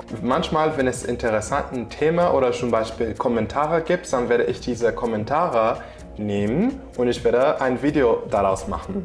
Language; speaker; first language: German; non-native, fluent; English